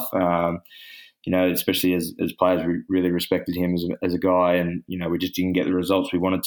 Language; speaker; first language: English; native; English